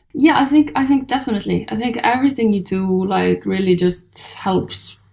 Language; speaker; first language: English; non-native, fluent; Icelandic